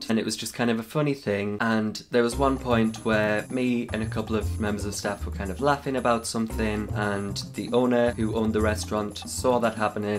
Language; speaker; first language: English; native; English